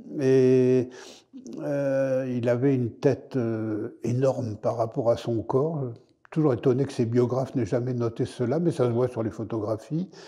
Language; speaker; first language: French; native; French